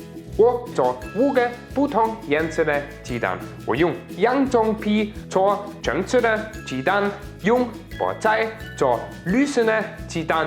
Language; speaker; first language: Chinese; non-native, learner; German